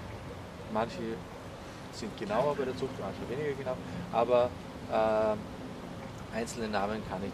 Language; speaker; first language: German; native; German